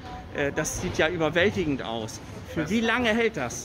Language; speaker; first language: German; native; German